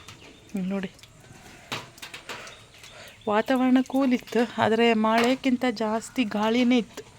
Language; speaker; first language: Kannada; native; Kannada